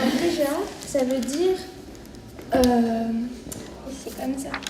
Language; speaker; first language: French; non-native, fluent; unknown